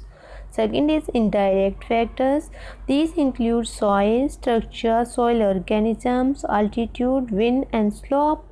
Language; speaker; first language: English; non-native, local second language; Hindi